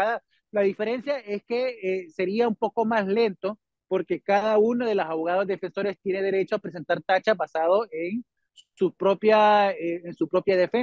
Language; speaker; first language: Spanish; native; Spanish